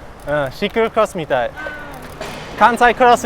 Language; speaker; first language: Japanese; non-native, fluent; English